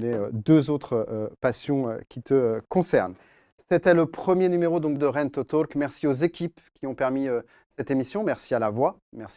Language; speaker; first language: French; native; French